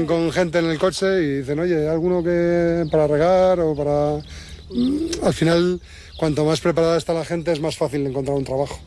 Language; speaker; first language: Spanish; native; Spanish